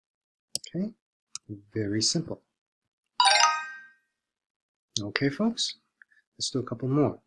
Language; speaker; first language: English; native; English